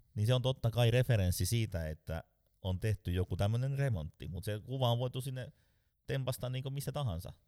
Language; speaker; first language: Finnish; native; Finnish